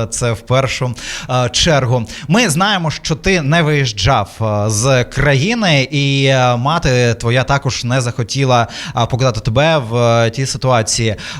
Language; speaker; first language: Ukrainian; native; Ukrainian